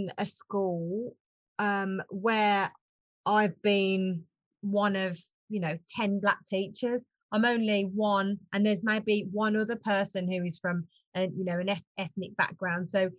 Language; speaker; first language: English; native; English